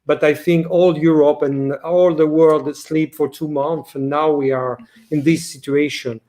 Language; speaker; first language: English; non-native, learner; French